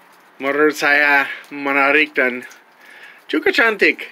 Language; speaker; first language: Indonesian; non-native, fluent; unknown